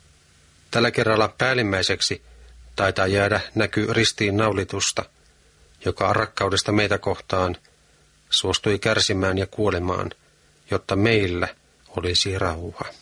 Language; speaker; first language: Finnish; native; Finnish